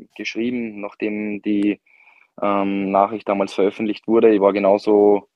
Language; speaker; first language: German; native; German